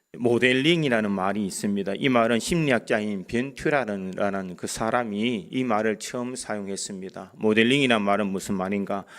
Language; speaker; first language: Korean; native; Korean